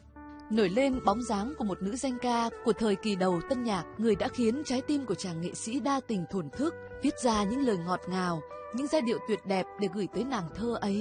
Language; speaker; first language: Vietnamese; native; Vietnamese